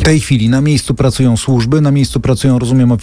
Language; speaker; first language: Polish; native; Polish